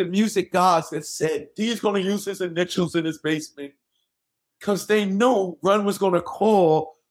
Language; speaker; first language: English; native; English